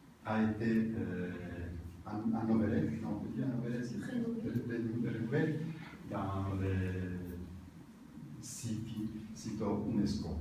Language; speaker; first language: French; non-native, learner; Italian